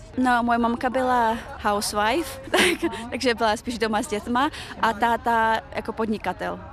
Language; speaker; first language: Czech; early bilingual, other home language; Chechen